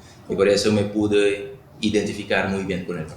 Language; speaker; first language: Spanish; non-native, local second language; Papiamento